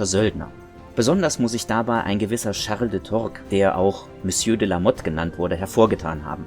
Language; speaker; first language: German; native; German